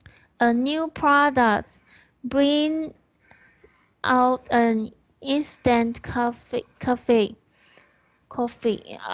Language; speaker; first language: English; non-native, learner; Chinese